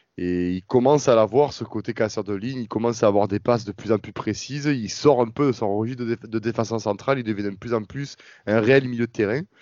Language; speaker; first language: French; native; French